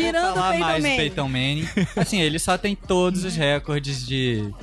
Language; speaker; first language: Portuguese; native; Portuguese